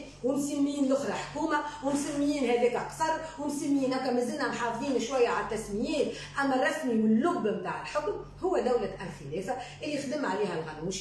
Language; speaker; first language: Arabic; native; Arabic